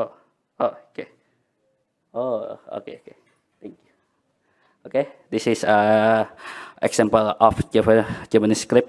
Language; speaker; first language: English; non-native, learner; Banjar